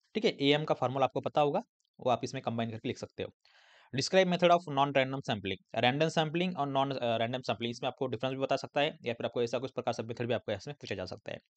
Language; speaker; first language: Hindi; non-native, local second language; Marathi